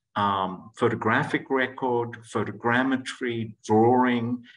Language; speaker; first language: English; non-native, local second language; Greek